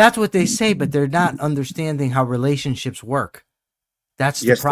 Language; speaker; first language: English; native; English